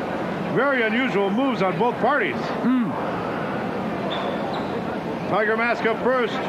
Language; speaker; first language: English; native; English